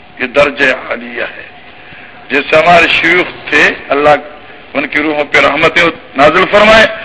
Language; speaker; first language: Urdu; non-native, local second language; Pashto